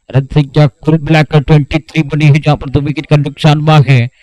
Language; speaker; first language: Hindi; non-native, local second language; Marathi